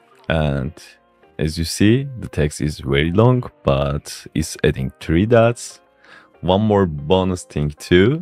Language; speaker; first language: English; non-native, fluent; Turkish